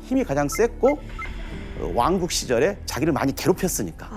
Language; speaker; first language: Korean; native; Korean